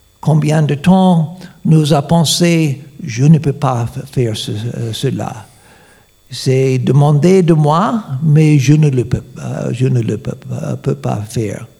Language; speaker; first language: French; non-native, fluent; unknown